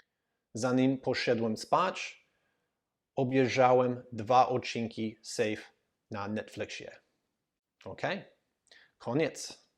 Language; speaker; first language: Polish; non-native, learner; English